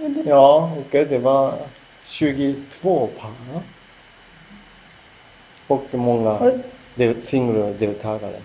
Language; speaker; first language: Swedish; non-native, learner; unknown